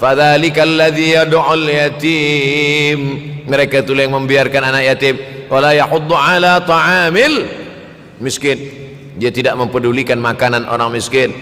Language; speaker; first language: Malay; native; Malay